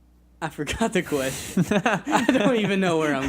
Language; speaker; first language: English; native; English